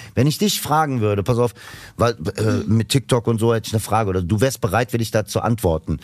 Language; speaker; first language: German; native; German